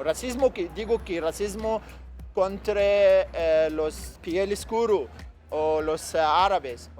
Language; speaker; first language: Spanish; non-native, fluent; Arabic